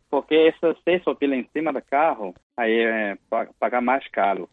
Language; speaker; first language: Portuguese; non-native, learner; Chinese